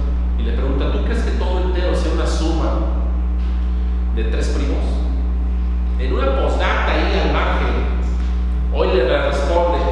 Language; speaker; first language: Spanish; native; Spanish